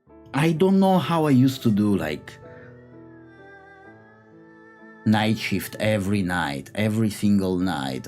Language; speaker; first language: English; non-native, fluent; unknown